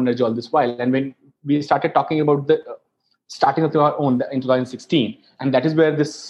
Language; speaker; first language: English; non-native, local second language; Hindi